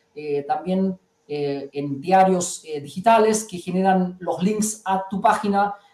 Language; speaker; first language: Spanish; early bilingual, heritage; German